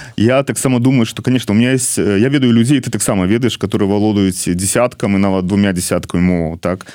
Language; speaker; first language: Belarusian; non-native, local second language; Russian